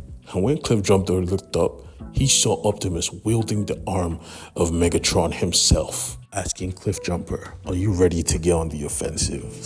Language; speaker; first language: English; native; English